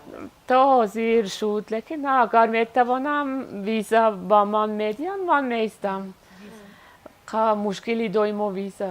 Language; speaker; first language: Persian; non-native, learner; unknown